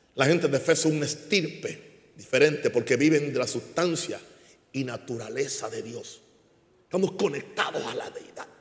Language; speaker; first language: Spanish; early bilingual, heritage; Spanish